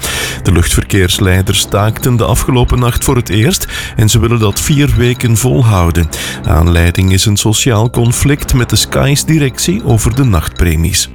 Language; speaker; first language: Dutch; native; Dutch